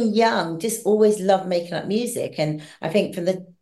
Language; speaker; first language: English; native; English